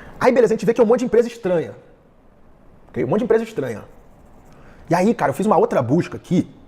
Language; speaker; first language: Portuguese; early bilingual, heritage; Portuguese